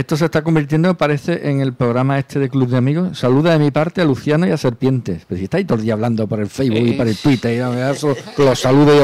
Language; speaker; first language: Spanish; native; Spanish